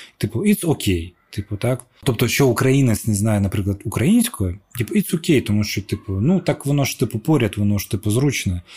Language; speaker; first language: Ukrainian; non-native, local second language; Russian